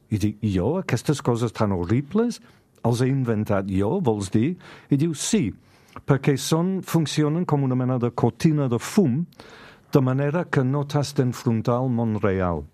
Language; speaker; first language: Catalan; non-native, fluent; English